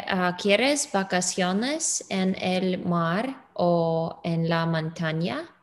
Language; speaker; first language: Spanish; non-native, learner; English